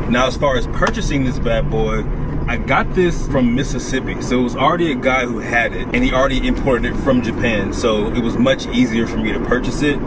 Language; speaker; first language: English; native; English